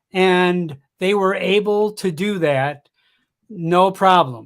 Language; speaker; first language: English; native; English